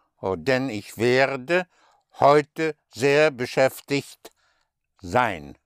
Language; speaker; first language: German; non-native, learner; English